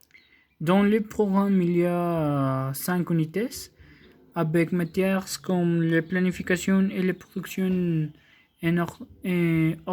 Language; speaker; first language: French; non-native, learner; Spanish